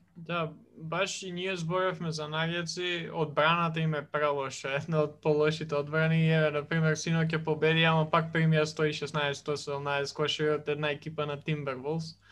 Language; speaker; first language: Macedonian; native; Macedonian